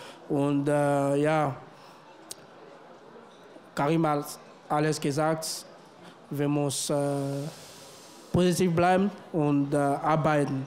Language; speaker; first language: German; non-native, learner; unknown